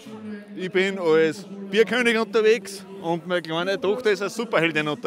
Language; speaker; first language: German; native; German